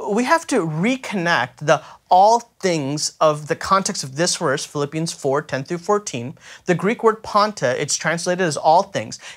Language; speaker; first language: English; native; English